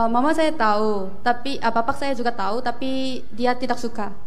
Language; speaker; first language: Indonesian; non-native, fluent; Korean